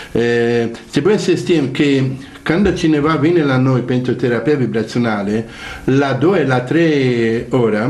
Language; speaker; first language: Romanian; non-native, learner; Italian